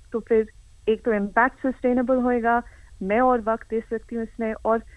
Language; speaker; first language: Hindi; early bilingual, heritage; Hindi